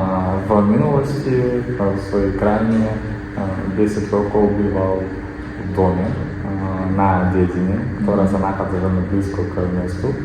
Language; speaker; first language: Slovak; non-native, learner; Kazakh